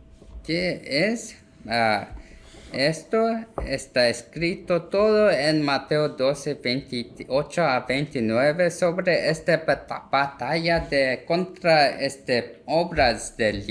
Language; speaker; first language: Spanish; non-native, learner; Korean